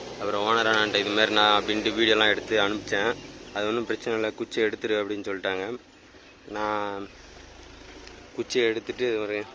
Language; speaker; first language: Tamil; native; Tamil